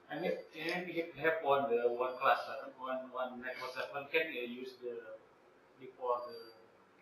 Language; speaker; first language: English; non-native, learner; Indonesian